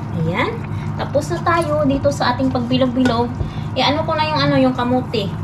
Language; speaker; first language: Filipino; non-native, local second language; Hiligaynon